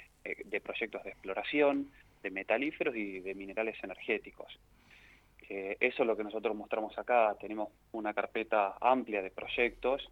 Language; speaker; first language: Spanish; native; Spanish